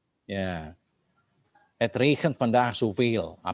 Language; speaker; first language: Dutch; non-native, fluent; Indonesian